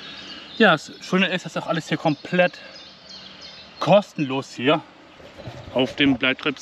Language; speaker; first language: German; native; German